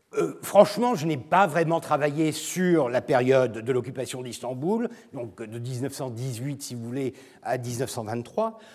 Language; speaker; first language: French; non-native, fluent; Turkish